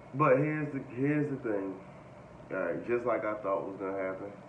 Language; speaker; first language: English; native; English